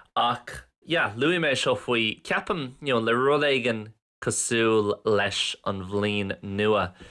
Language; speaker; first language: Irish; non-native, local second language; English